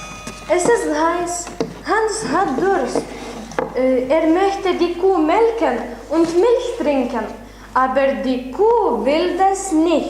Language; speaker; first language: German; non-native, learner; Lithuanian